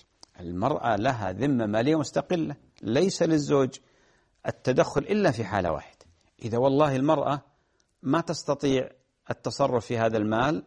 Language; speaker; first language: Arabic; native; Arabic